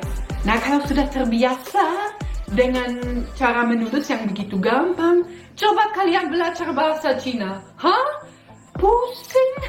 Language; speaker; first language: Indonesian; non-native, fluent; German